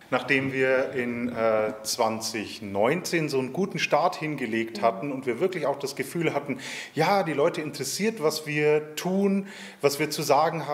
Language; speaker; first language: German; native; German